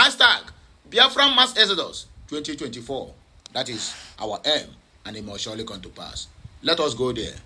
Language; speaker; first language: English; non-native, local second language; Igbo